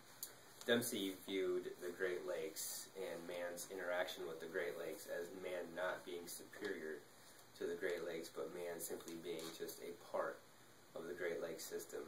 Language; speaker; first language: English; native; English